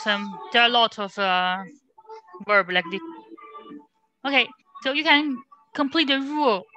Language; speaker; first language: English; non-native, learner; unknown